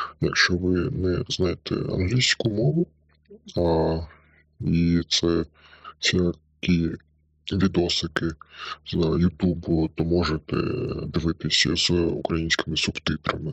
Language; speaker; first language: Ukrainian; non-native, local second language; Russian